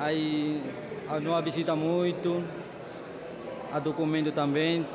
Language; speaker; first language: Portuguese; non-native, learner; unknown